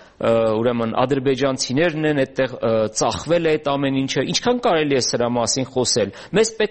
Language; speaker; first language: Armenian; native; Armenian